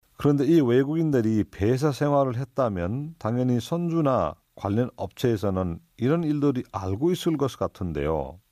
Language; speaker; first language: Korean; non-native, fluent; Nepali